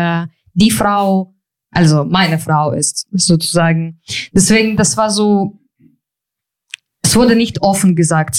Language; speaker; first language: German; non-native, fluent; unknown